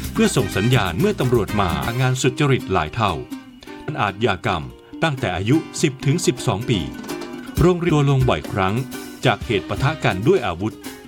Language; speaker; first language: Thai; native; Thai